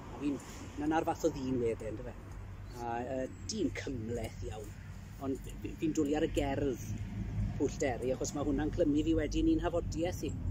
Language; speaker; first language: Welsh; early bilingual, heritage; Welsh